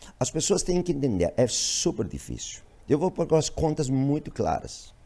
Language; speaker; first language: Portuguese; non-native, fluent; Spanish